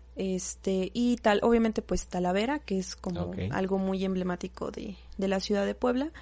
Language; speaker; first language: Spanish; native; Spanish